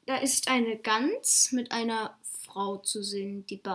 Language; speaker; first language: German; native; German